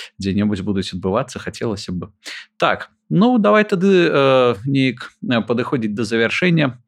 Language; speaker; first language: Belarusian; non-native, local second language; Russian